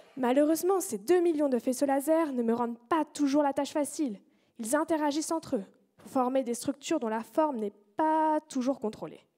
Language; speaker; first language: French; native; French